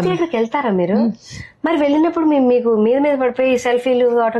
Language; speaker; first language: Telugu; native; Telugu